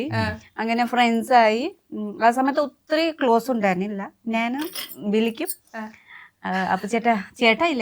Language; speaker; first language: Malayalam; non-native, fluent; Nepali